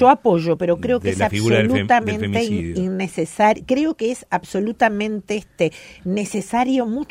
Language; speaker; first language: Spanish; native; Spanish